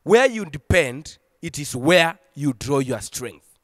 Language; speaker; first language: English; non-native, local second language; Swahili